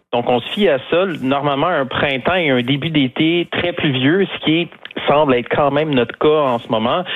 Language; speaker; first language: French; native; French